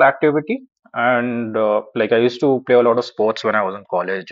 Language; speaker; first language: English; non-native, local second language; Urdu